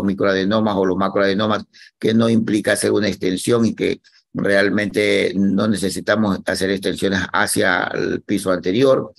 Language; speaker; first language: Spanish; native; Spanish